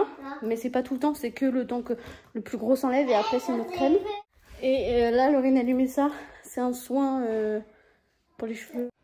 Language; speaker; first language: French; native; French